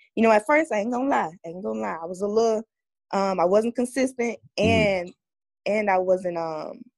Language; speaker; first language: English; native; English